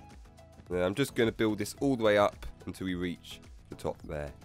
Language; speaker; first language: English; native; English